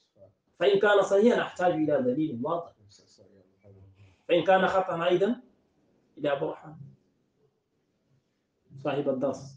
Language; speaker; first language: Arabic; non-native, fluent; Wolof